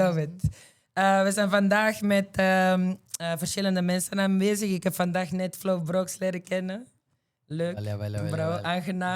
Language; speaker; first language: Dutch; non-native, fluent; Spanish